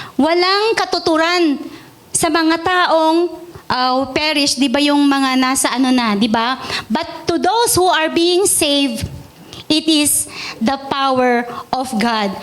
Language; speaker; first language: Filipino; non-native, local second language; Iloko